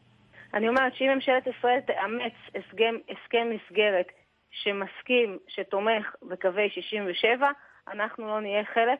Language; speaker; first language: Hebrew; native; Hebrew